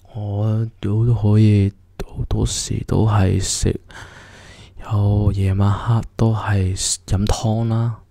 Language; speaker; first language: Cantonese; early bilingual, heritage; Cantonese